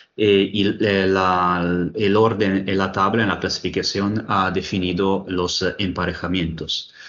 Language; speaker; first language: Spanish; non-native, fluent; Italian